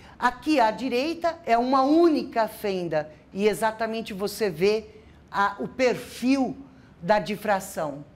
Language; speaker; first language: Portuguese; native; Portuguese